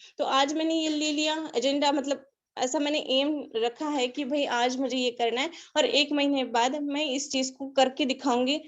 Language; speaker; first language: Hindi; non-native, local second language; Marathi